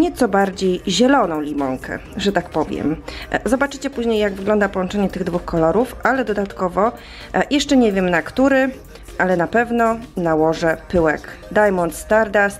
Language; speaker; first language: Polish; native; Polish